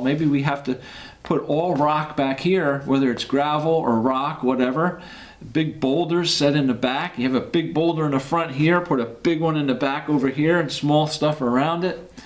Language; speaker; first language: English; native; English